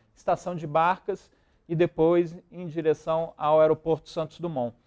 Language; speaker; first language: Portuguese; native; Portuguese